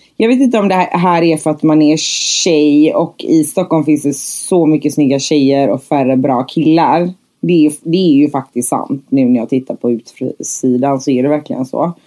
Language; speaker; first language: Swedish; native; Swedish